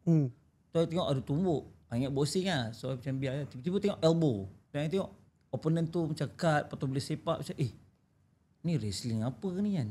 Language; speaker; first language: Malay; native; Malay